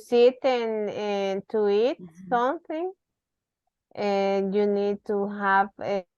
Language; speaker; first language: English; non-native, learner; Spanish